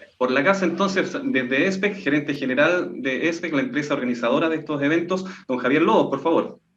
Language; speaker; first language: Spanish; native; Spanish